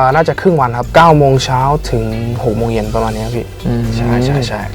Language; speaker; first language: Thai; native; Thai